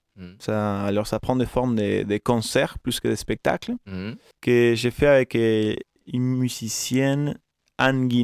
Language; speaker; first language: French; non-native, fluent; Spanish